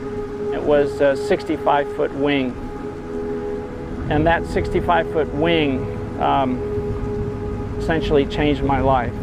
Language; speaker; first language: English; native; English